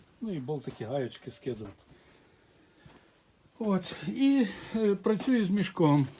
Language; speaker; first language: Ukrainian; native; Ukrainian